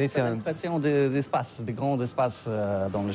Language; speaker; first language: French; non-native, learner; Polish